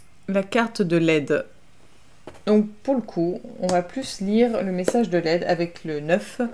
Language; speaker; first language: French; native; French